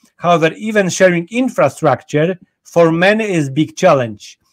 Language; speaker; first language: English; non-native, fluent; Polish